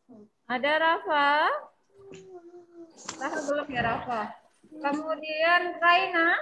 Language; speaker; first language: Indonesian; native; Indonesian